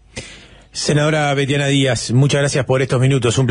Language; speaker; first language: Spanish; native; Spanish